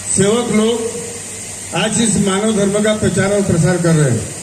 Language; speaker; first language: Hindi; non-native, local second language; Marathi